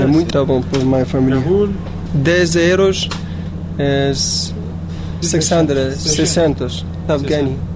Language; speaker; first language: Portuguese; non-native, learner; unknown